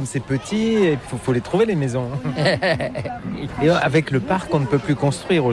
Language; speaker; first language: French; native; French